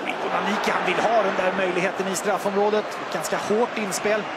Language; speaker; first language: Swedish; native; Swedish